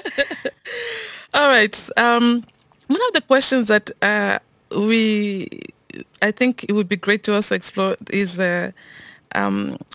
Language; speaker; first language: English; non-native, local second language; French